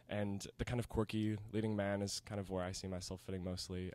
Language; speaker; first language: English; native; English